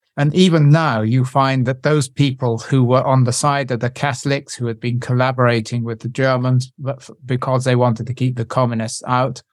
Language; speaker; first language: English; native; English